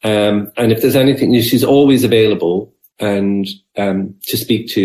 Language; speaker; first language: English; native; English